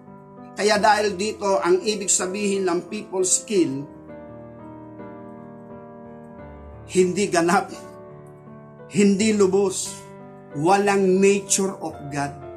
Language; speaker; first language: Filipino; native; Filipino